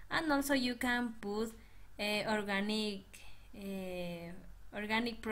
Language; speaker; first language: English; non-native, learner; Spanish